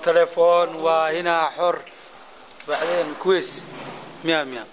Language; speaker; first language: Arabic; non-native, learner; Somali